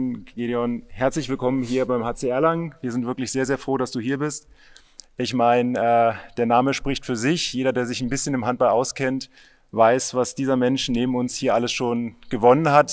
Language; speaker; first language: German; native; German